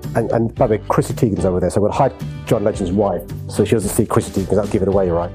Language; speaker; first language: English; native; English